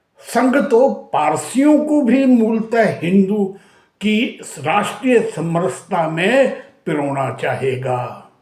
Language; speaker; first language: Hindi; native; Hindi